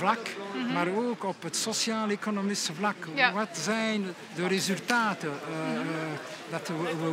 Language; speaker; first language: Dutch; non-native, local second language; French